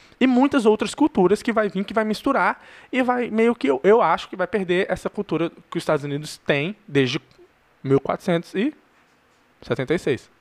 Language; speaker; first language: Portuguese; early bilingual, heritage; Portuguese